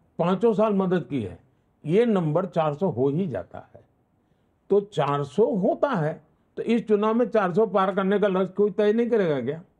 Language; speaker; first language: Hindi; non-native, local second language; Gujarati